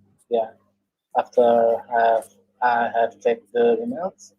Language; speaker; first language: English; non-native, learner; Indonesian